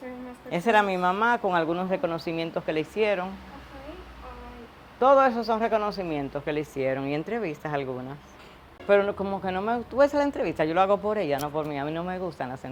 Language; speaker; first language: Spanish; native; Spanish